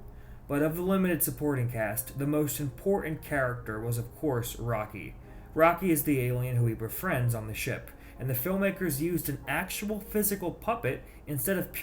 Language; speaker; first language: English; native; English